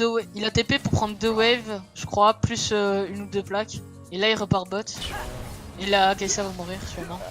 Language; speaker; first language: French; native; French